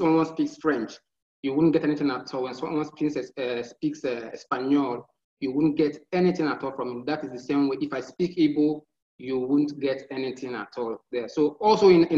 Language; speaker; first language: English; non-native, local second language; Igbo